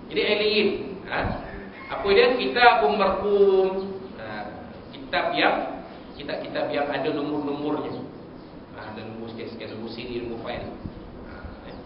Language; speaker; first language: Malay; native; Malay